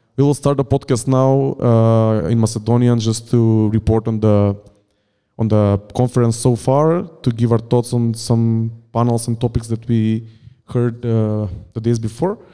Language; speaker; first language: English; non-native, fluent; Macedonian